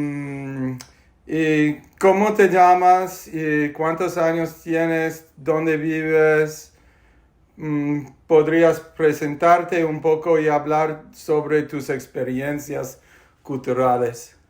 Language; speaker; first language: Spanish; non-native, fluent; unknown